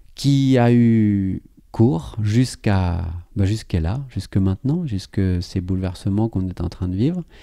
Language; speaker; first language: French; native; French